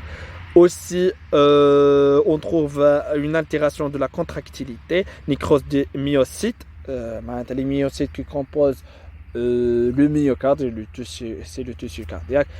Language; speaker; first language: French; non-native, local second language; Arabic